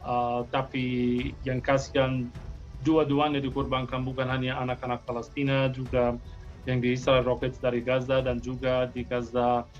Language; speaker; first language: Indonesian; non-native, fluent; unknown